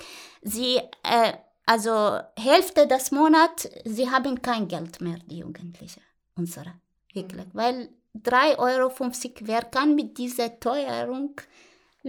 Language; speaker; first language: German; non-native, learner; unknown